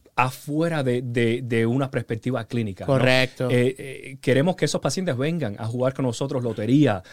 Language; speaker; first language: Spanish; early bilingual, heritage; Spanish